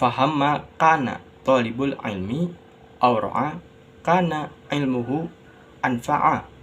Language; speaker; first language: Arabic; non-native, learner; Indonesian